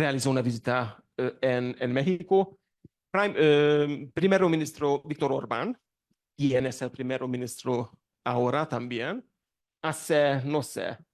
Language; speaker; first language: Spanish; non-native, learner; Hungarian